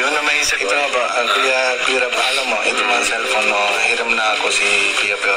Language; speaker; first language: Filipino; non-native, learner; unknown